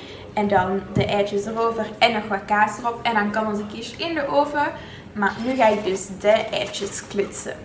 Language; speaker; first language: Dutch; native; Dutch